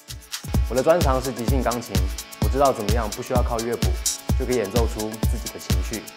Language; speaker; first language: Chinese; native; Chinese